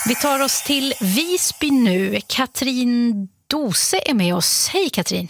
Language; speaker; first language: Swedish; native; Swedish